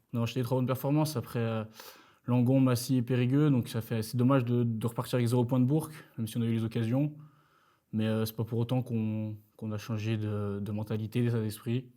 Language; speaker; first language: French; native; French